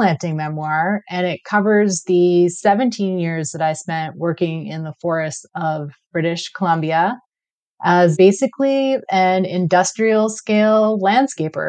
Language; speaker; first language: English; native; English